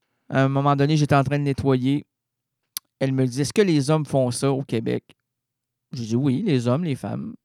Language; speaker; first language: French; native; French